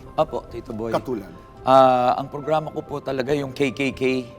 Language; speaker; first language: Filipino; native; Filipino